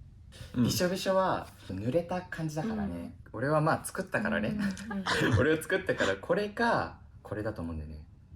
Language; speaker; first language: Japanese; native; Japanese